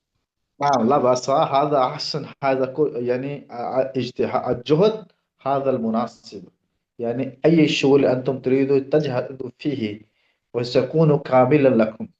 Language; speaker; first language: Arabic; non-native, learner; Urdu